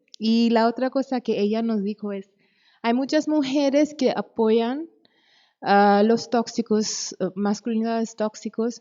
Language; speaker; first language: Spanish; non-native, fluent; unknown